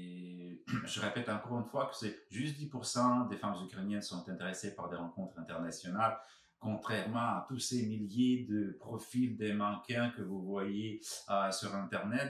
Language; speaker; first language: French; non-native, fluent; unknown